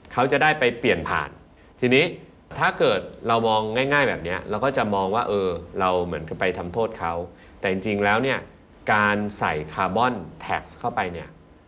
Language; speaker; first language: Thai; native; Thai